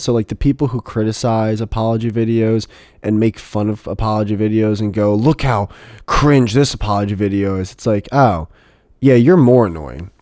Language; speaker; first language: English; native; English